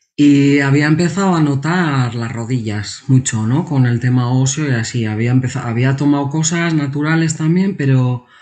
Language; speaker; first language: Spanish; non-native, local second language; Basque